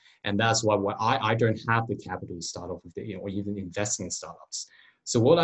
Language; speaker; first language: English; non-native, local second language; Cantonese